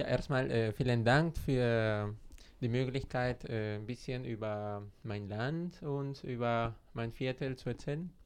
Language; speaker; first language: German; non-native, fluent; Spanish